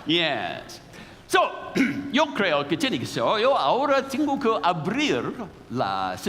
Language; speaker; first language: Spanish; non-native, fluent; English